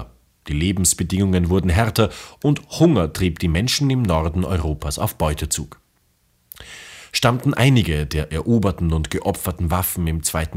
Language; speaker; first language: German; native; German